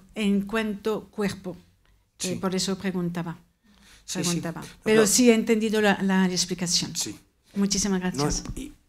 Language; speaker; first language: Spanish; non-native, fluent; French